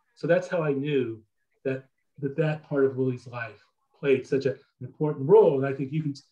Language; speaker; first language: English; native; English